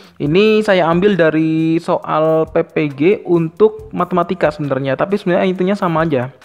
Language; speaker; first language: Indonesian; native; Indonesian